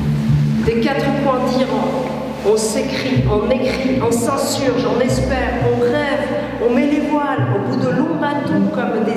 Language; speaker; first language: French; native; French